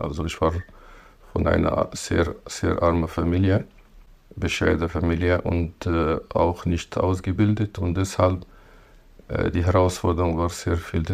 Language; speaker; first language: German; non-native, fluent; Arabic